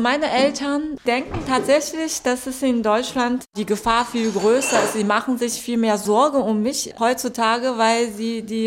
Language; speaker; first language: German; non-native, fluent; Chinese